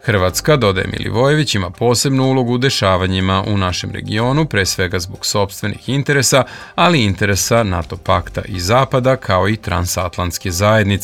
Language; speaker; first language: Serbian; native; Serbian